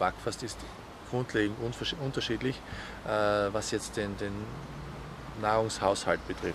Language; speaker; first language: German; native; German